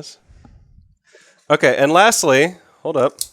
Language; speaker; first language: English; native; English